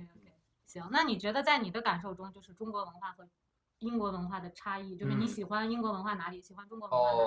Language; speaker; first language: Chinese; native; Chinese